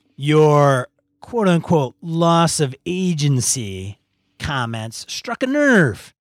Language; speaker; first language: English; native; English